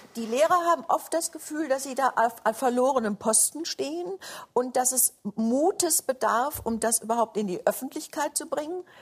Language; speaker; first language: German; native; German